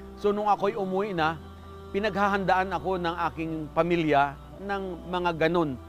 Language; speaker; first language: Filipino; non-native, local second language; Hiligaynon